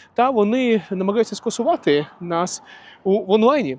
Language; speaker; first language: Ukrainian; non-native, local second language; Russian